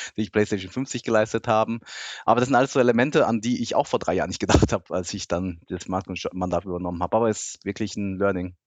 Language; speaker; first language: German; early bilingual, other home language; Japanese